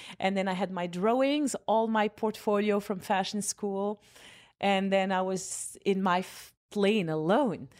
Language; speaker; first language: English; non-native, fluent; Arabic